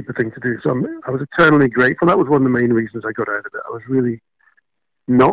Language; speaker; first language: English; native; English